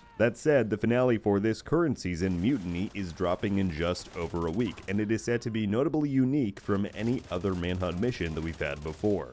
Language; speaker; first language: English; native; English